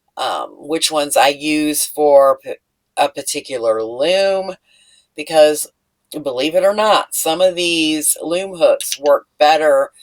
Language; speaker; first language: English; native; English